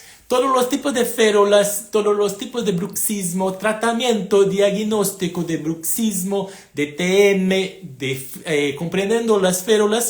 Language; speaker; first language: Spanish; non-native, fluent; Portuguese